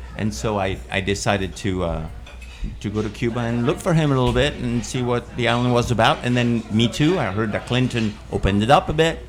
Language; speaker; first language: English; non-native, fluent; Spanish